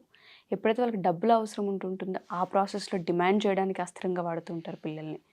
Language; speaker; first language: Telugu; native; Telugu